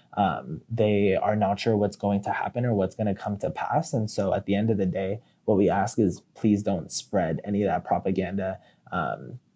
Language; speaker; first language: English; native; English